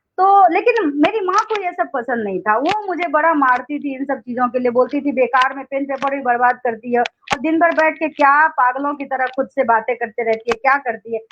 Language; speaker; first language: Hindi; non-native, local second language; Maithili